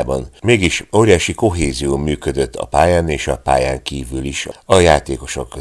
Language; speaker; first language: Hungarian; native; Hungarian